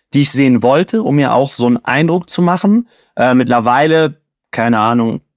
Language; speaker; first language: German; native; German